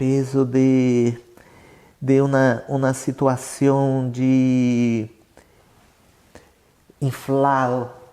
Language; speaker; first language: Spanish; non-native, learner; Portuguese